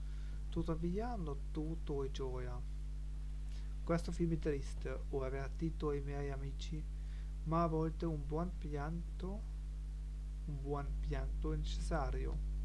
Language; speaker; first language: Italian; non-native, learner; German